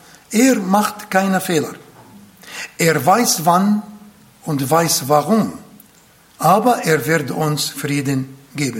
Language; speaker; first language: German; non-native, fluent; Arabic